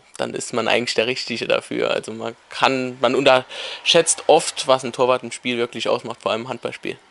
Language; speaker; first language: German; native; German